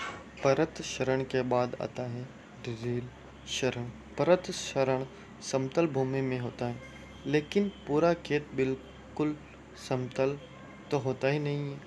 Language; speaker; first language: Hindi; native; Hindi